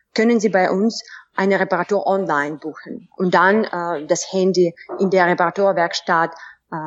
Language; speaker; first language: German; non-native, fluent; Russian